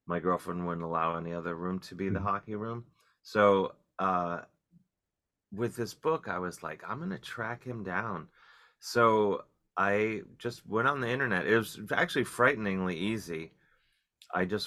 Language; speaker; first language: English; native; English